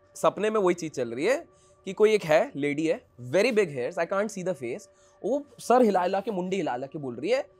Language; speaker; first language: Hindi; non-native, local second language; Odia